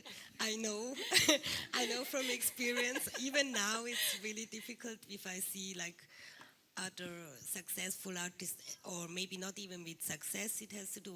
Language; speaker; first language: English; non-native, fluent; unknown